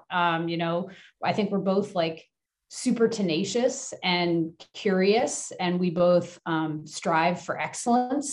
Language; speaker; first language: English; native; English